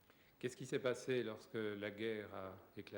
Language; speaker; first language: French; native; French